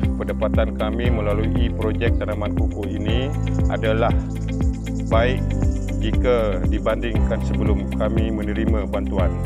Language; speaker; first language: Malay; non-native, local second language; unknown